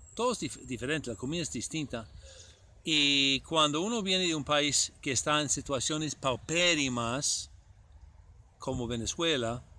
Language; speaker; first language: Spanish; non-native, fluent; English